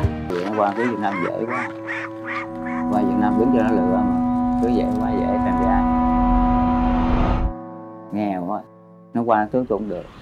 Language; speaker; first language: Vietnamese; native; Vietnamese